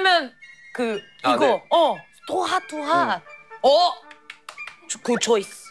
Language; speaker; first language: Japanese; non-native, learner; Korean